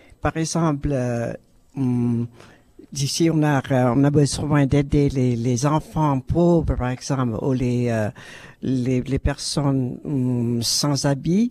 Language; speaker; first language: French; non-native, learner; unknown